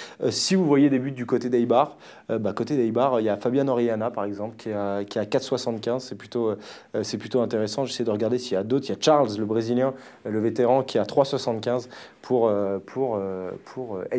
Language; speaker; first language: French; native; French